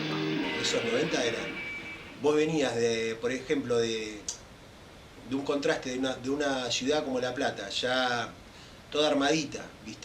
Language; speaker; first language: Spanish; native; Spanish